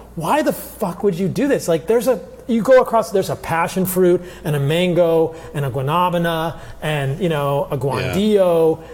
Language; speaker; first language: English; early bilingual, other home language; Italian